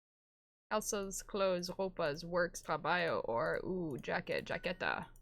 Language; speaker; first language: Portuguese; non-native, learner; English